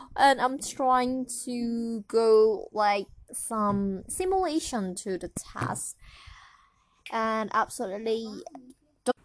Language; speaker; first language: English; non-native, learner; Indonesian